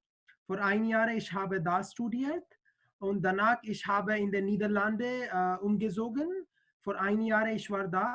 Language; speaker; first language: German; non-native, learner; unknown